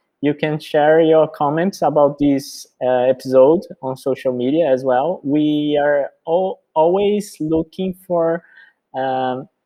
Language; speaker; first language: English; non-native, fluent; Portuguese